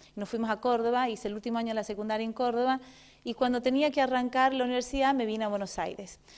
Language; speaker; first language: Spanish; non-native, fluent; Portuguese